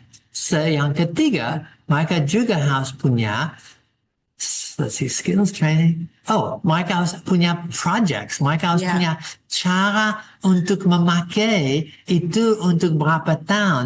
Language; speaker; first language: Indonesian; non-native, fluent; English